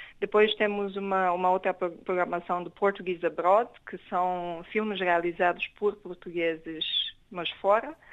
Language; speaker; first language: Portuguese; non-native, fluent; Romanian